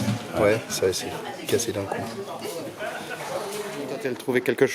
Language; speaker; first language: French; native; French